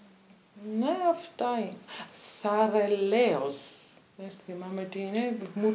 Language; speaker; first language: Greek; non-native, learner; German